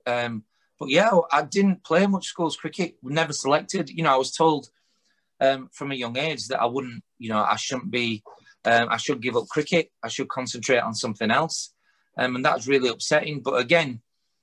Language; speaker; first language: English; native; English